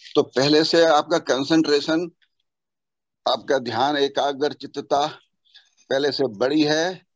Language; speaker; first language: Hindi; native; Hindi